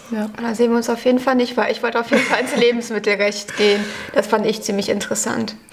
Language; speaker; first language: German; native; German